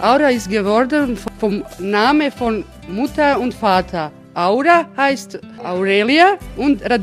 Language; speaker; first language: German; non-native, fluent; Croatian